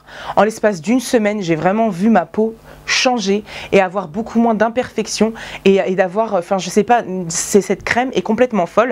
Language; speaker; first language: French; native; French